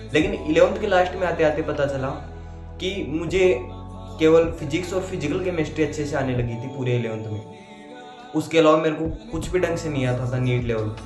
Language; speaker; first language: Hindi; native; Hindi